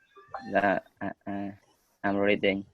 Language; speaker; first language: English; non-native, learner; Vietnamese